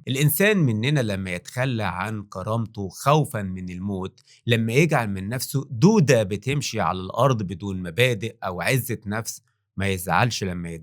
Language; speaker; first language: Arabic; native; Arabic